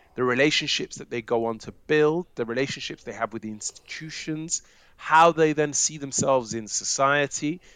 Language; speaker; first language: English; native; English